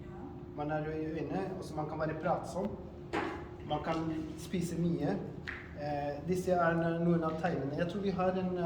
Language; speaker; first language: Norwegian; non-native, fluent; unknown